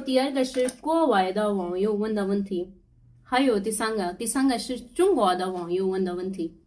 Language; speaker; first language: Chinese; non-native, learner; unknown